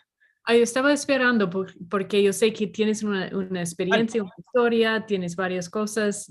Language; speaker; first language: Spanish; non-native, learner; English